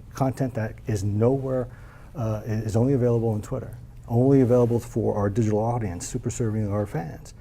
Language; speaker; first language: English; native; English